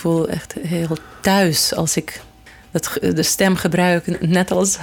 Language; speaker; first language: Dutch; non-native, fluent; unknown